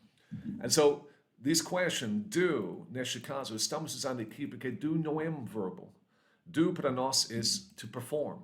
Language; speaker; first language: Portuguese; non-native, learner; English